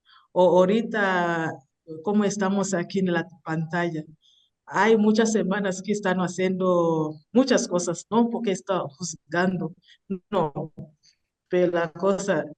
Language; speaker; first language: Spanish; non-native, learner; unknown